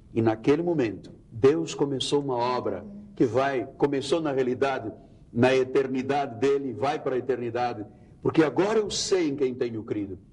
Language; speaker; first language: Portuguese; native; Portuguese